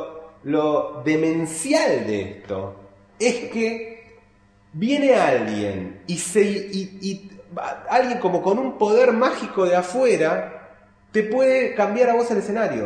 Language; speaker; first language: Spanish; native; Spanish